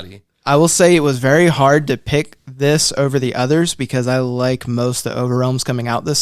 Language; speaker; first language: English; native; English